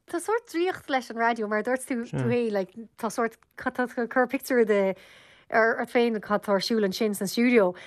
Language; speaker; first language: Irish; non-native, local second language; English